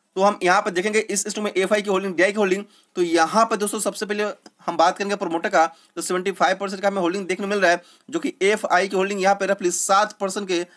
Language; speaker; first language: Hindi; native; Hindi